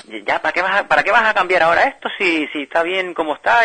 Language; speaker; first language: Spanish; native; Spanish